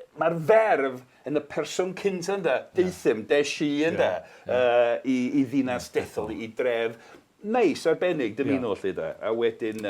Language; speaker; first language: Welsh; non-native, fluent; English